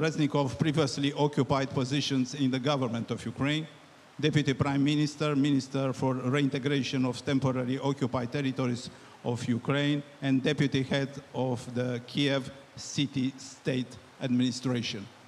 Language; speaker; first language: English; non-native, fluent; Romanian